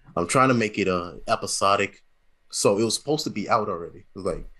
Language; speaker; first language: English; native; English